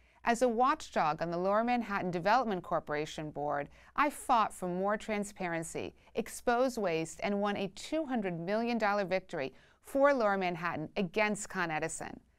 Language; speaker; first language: English; native; English